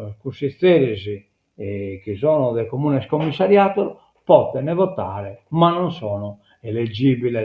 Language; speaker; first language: Italian; non-native, local second language; Sardinian